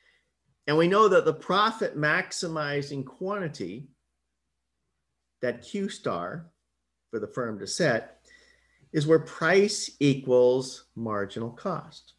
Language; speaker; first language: English; native; English